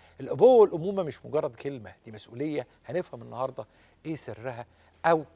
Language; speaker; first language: Arabic; native; Arabic